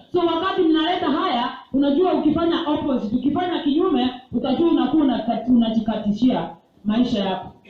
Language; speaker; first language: Swahili; non-native, local second language; Gusii